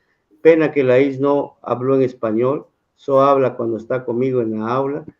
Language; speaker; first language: Spanish; non-native, fluent; Portuguese